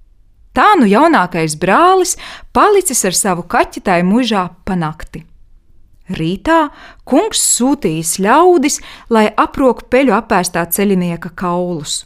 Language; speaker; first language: Latvian; native; Latvian